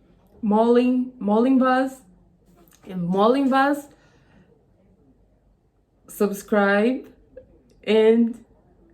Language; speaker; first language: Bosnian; non-native, learner; Portuguese